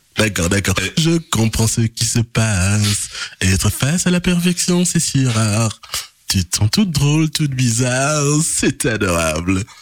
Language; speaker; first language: French; early bilingual, other home language; Lingala